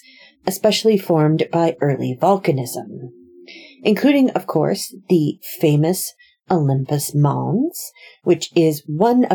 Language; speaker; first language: English; native; English